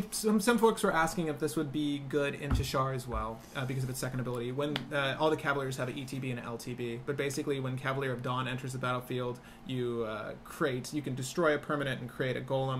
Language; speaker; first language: English; native; English